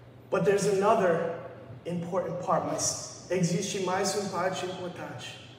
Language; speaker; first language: Portuguese; non-native, fluent; English